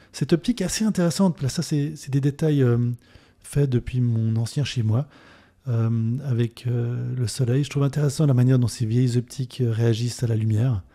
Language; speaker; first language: French; native; French